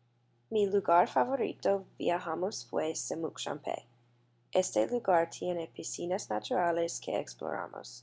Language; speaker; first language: Spanish; non-native, learner; English